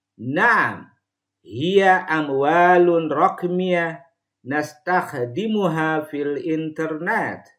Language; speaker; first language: Arabic; non-native, fluent; Indonesian